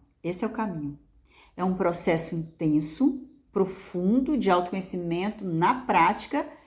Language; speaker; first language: Portuguese; native; Portuguese